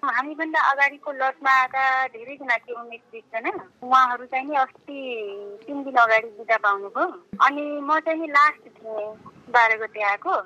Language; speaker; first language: Nepali; native; Nepali